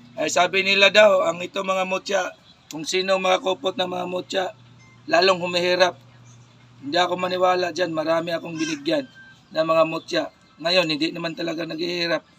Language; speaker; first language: Filipino; non-native, local second language; Cebuano